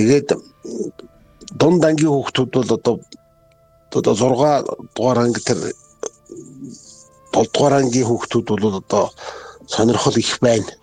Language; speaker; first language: Mongolian; native; Mongolian